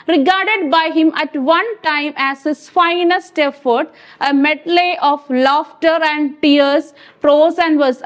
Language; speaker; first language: English; non-native, local second language; Malayalam